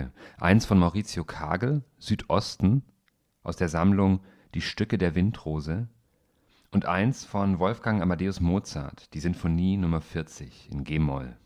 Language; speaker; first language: German; native; German